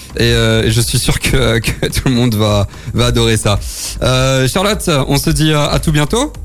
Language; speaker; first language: French; native; French